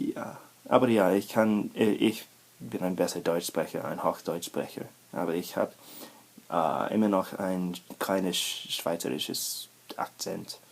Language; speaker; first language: German; non-native, learner; English